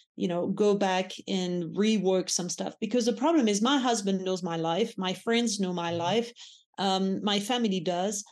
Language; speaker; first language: English; non-native, fluent; French